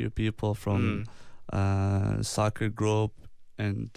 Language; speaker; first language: English; non-native, learner; Arabic